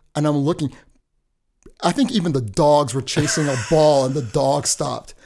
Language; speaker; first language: English; native; English